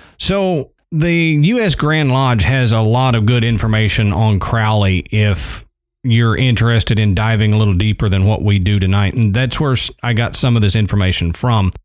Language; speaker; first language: English; native; English